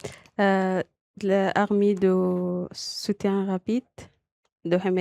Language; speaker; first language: French; non-native, learner; Arabic